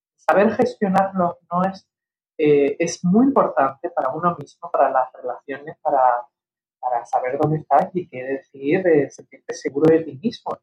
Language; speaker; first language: Spanish; early bilingual, heritage; Spanish